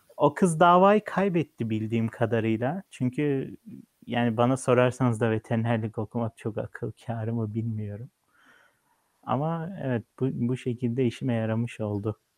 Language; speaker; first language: Turkish; native; Turkish